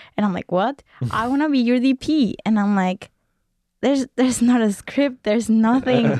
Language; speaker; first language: English; non-native, fluent; Spanish